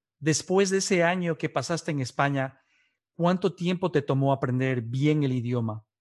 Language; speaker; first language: Spanish; native; Spanish